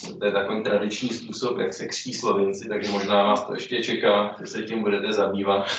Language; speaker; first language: Czech; native; Czech